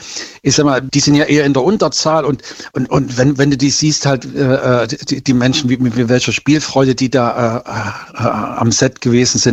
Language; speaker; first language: German; native; German